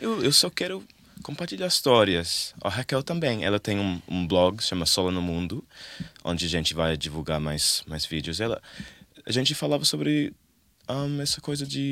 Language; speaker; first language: Portuguese; non-native, learner; English